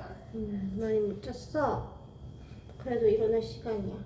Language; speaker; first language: Korean; native; Korean